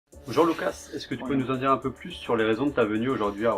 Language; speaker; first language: French; native; French